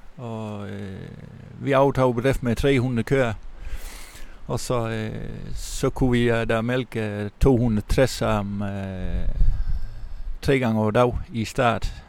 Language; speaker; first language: Danish; non-native, fluent; Dutch